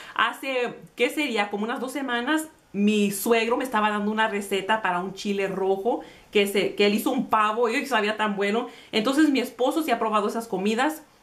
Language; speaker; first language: Spanish; early bilingual, heritage; Spanish